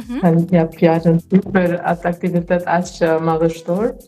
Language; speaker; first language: Albanian; early bilingual, heritage; Albanian